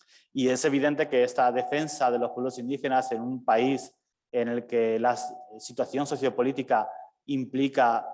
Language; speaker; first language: Spanish; native; Spanish